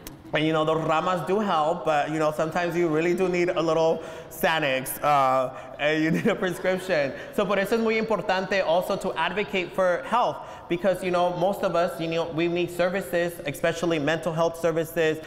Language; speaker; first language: English; early bilingual, other home language; Spanish